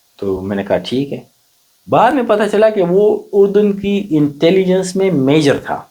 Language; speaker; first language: Urdu; non-native, local second language; Pashto